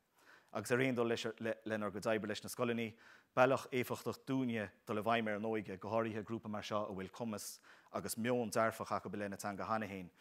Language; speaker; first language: Irish; native; Irish